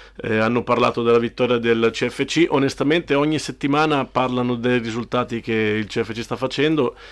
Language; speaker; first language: Italian; native; Italian